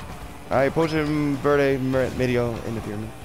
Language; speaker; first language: Spanish; non-native, learner; English